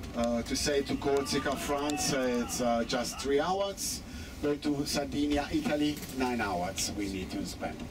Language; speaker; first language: English; non-native, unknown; Italian